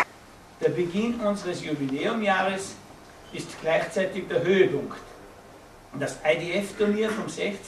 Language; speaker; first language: German; native; German